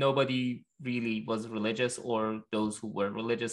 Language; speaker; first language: English; non-native, fluent; Persian